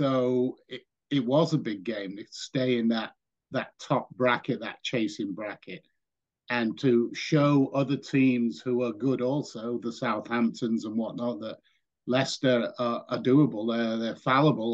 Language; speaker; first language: English; native; English